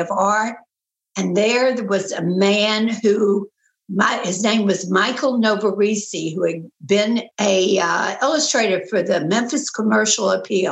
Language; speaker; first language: English; native; English